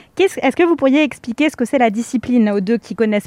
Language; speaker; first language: French; native; French